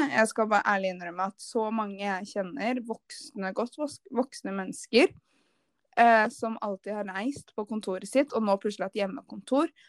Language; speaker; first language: Norwegian; native; Norwegian